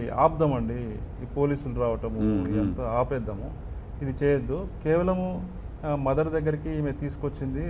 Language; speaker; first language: Telugu; native; Telugu